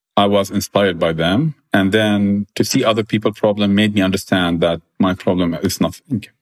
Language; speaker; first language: English; non-native, fluent; Arabic